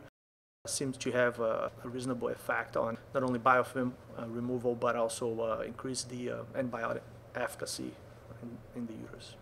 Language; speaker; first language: English; non-native, fluent; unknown